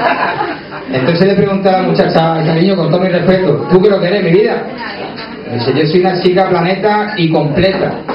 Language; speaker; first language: Spanish; native; Spanish